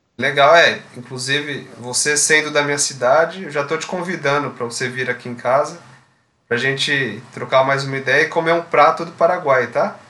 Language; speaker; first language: Portuguese; native; Portuguese